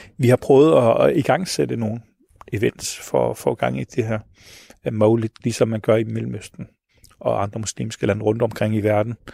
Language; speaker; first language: Danish; early bilingual, other home language; Arabic